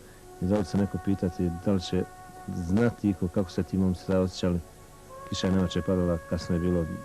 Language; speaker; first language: Bosnian; native; Bosnian